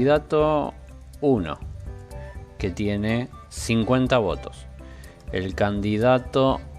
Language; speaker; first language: Spanish; native; Spanish